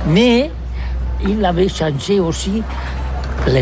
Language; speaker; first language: French; non-native, learner; Catalan